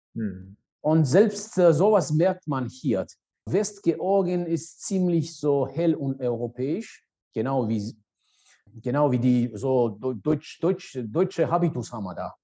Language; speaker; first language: German; non-native, fluent; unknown